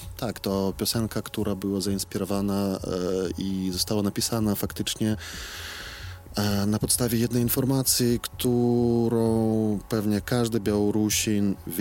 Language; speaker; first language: Polish; non-native, fluent; Belarusian